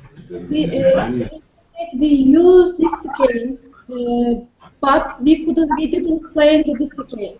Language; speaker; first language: English; non-native, learner; Turkish